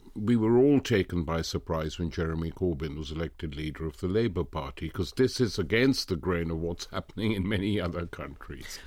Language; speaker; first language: English; non-native, local second language; Punjabi